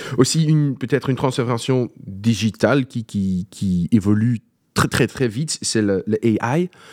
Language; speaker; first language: French; non-native, local second language; Dutch